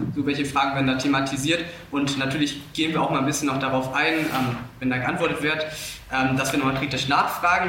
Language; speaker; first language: German; native; German